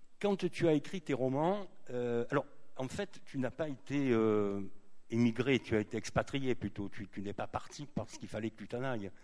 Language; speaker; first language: French; native; French